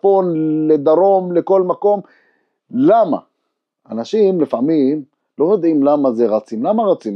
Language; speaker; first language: Hebrew; non-native, local second language; Arabic